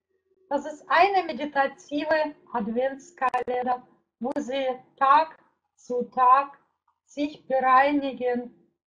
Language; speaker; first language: German; non-native, fluent; Russian